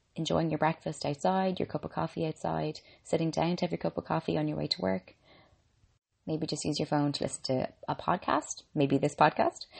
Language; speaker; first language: English; native; English